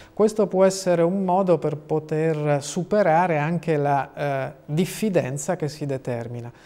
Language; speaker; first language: Italian; native; Italian